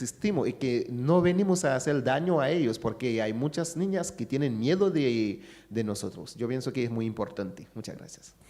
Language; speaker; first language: Spanish; non-native, fluent; Haitian Creole